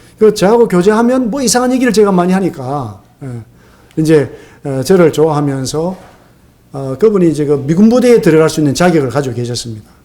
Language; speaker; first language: Korean; native; Korean